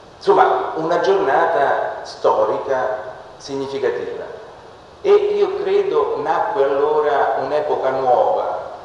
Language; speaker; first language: Italian; native; Italian